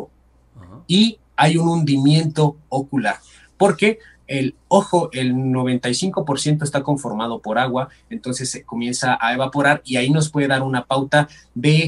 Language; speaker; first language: Spanish; native; Spanish